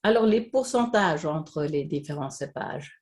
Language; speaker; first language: French; non-native, fluent; Swedish